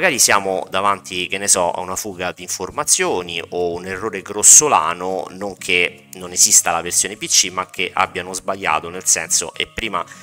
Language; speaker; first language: Italian; native; Italian